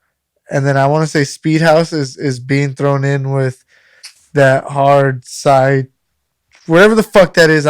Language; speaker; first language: English; native; English